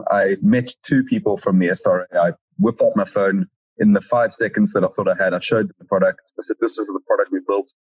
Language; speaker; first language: English; native; English